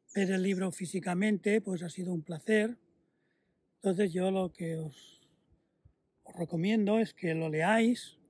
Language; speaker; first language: Spanish; native; Spanish